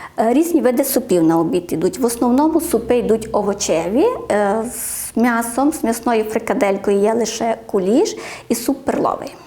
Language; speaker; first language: Ukrainian; native; Ukrainian